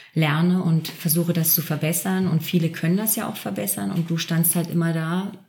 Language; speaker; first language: German; native; German